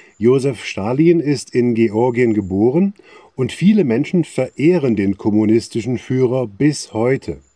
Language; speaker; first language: German; native; German